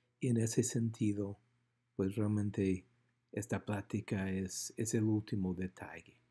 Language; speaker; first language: Spanish; non-native, fluent; English